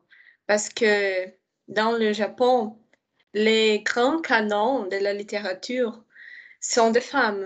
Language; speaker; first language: French; non-native, learner; Portuguese